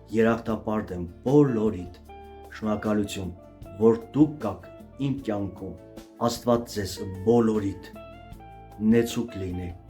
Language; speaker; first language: Armenian; native; Armenian